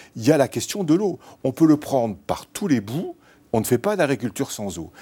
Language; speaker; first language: French; native; French